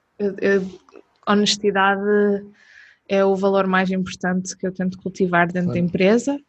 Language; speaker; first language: Portuguese; native; Portuguese